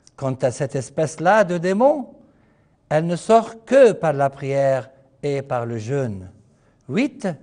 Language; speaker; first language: French; non-native, fluent; Arabic